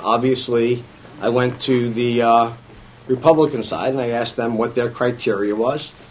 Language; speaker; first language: English; native; English